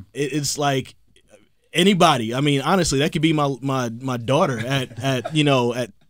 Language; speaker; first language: English; native; English